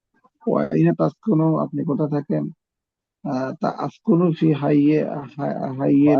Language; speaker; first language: Arabic; non-native, learner; Bangla